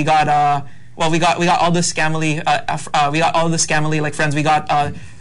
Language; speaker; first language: English; non-native, local second language; Hiligaynon